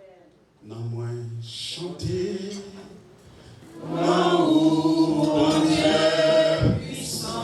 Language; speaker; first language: French; non-native, local second language; Haitian Creole